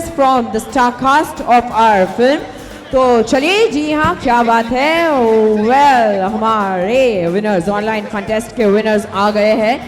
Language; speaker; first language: Hindi; native; Hindi